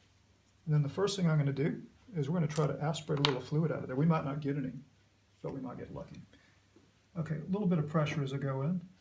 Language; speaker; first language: English; native; English